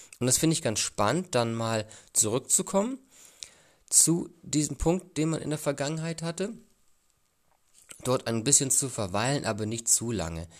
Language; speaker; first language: German; native; German